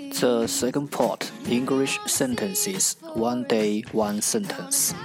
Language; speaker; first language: English; non-native, fluent; Chinese